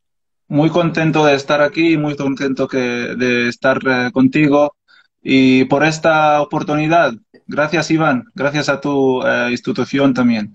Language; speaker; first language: Spanish; non-native, learner; Arabic